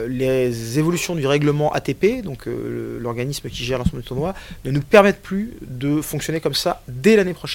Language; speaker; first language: French; native; French